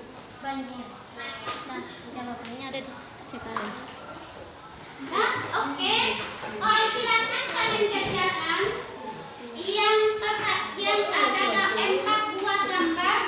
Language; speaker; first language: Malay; non-native, local second language; Minangkabau